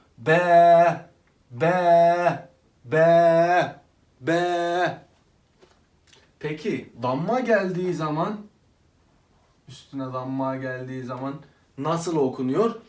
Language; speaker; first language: Turkish; non-native, fluent; Arabic